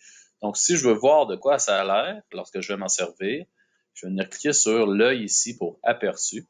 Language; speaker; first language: French; native; French